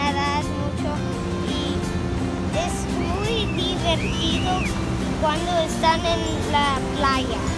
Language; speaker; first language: Spanish; non-native, learner; English